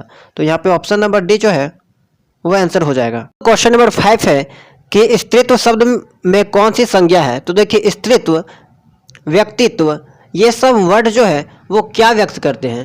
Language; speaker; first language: Hindi; native; Hindi